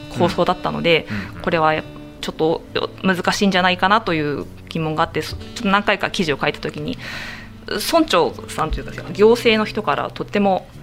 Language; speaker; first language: Japanese; native; Japanese